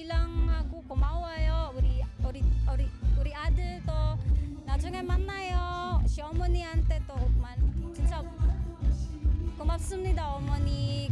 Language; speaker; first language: Korean; non-native, learner; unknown